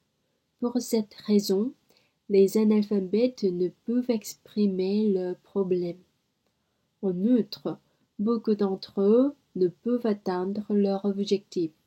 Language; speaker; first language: French; non-native, learner; Korean